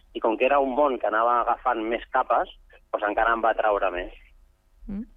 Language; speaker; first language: Catalan; non-native, local second language; Spanish